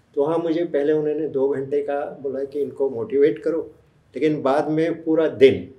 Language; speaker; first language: Hindi; native; Hindi